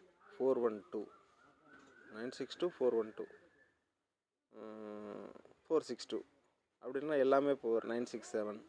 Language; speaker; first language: Tamil; native; Tamil